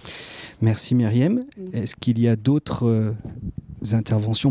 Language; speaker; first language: French; native; French